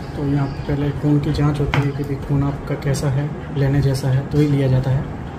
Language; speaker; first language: Hindi; non-native, local second language; Gujarati